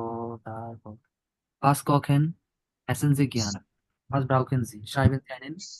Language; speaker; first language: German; non-native, learner; Bangla